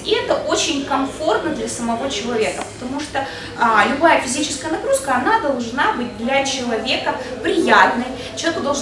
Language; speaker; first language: Russian; native; Russian